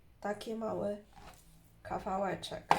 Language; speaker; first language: Polish; non-native, learner; Chinese